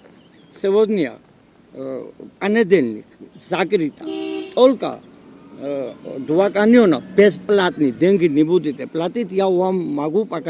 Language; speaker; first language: Russian; non-native, learner; Georgian